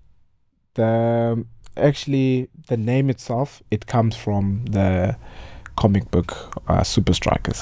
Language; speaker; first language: English; non-native, local second language; Xhosa